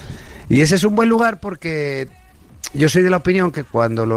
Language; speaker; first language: Spanish; native; Spanish